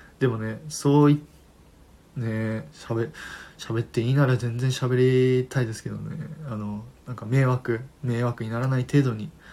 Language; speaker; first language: Japanese; native; Japanese